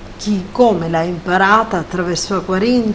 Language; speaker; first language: Italian; native; Italian